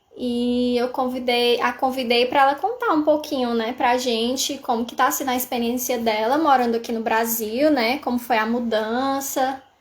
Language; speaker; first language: Portuguese; native; Portuguese